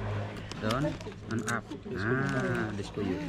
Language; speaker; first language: English; non-native, learner; Indonesian